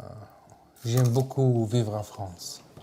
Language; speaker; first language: French; non-native, learner; Arabic